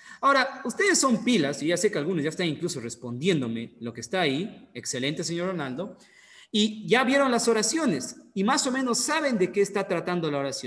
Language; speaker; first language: Spanish; native; Spanish